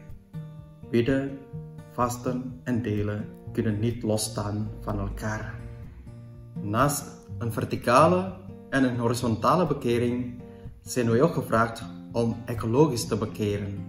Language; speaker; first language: Dutch; non-native, fluent; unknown